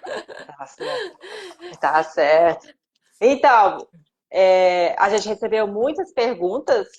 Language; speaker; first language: Portuguese; non-native, fluent; Japanese